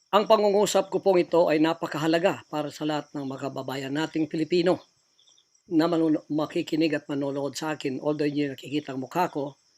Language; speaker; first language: Filipino; non-native, local second language; Cebuano